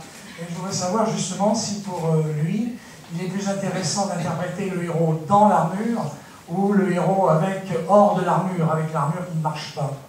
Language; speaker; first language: French; native; French